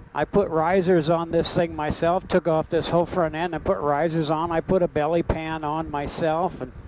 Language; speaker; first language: English; native; English